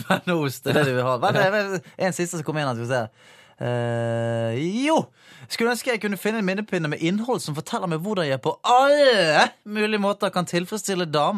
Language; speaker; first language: Norwegian; native; Norwegian